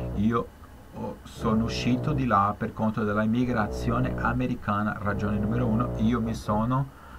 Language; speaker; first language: Italian; non-native, fluent; Spanish